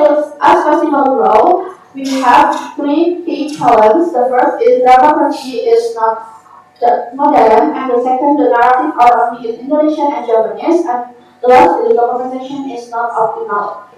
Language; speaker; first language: English; non-native, learner; Indonesian